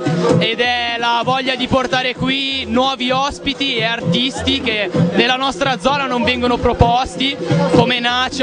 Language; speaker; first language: Italian; native; Italian